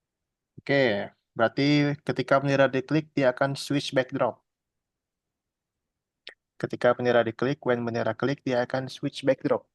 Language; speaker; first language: Indonesian; native; Indonesian